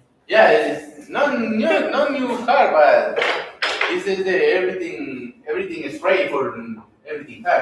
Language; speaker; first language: English; non-native, learner; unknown